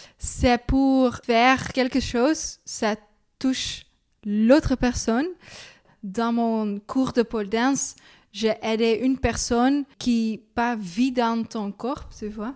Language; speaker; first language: French; non-native, learner; Dutch